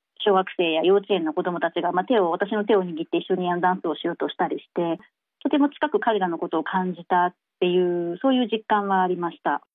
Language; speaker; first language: Japanese; native; Japanese